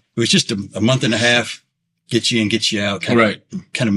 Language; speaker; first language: English; native; English